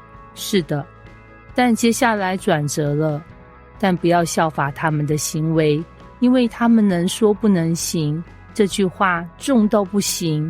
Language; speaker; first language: Chinese; native; Chinese